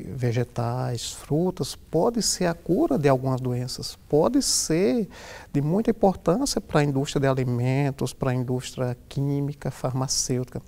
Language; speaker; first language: Portuguese; native; Portuguese